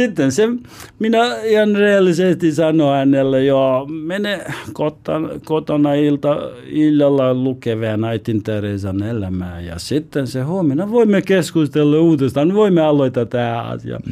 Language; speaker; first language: Finnish; non-native, learner; Albanian